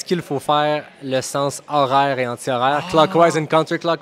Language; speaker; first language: French; native; French